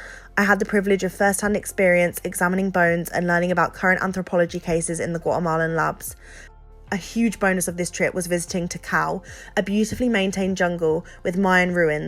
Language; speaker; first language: English; native; English